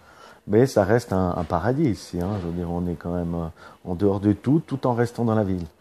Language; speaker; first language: French; native; French